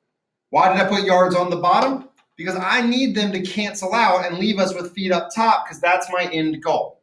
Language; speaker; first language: English; native; English